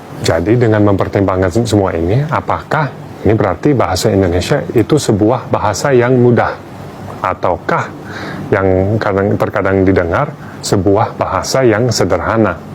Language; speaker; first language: Indonesian; non-native, fluent; English